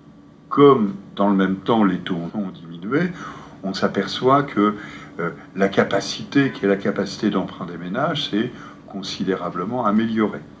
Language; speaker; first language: French; native; French